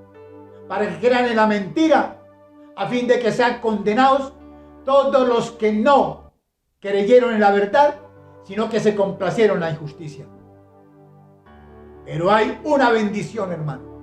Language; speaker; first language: Spanish; native; Spanish